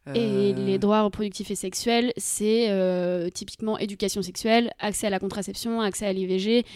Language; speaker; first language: French; native; French